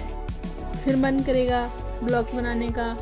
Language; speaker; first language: Hindi; native; Hindi